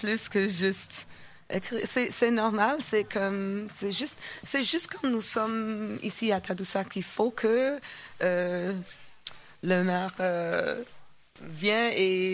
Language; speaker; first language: French; non-native, fluent; English